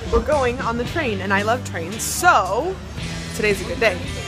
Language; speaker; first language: English; native; English